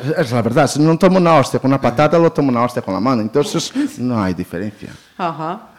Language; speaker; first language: Spanish; non-native, learner; Portuguese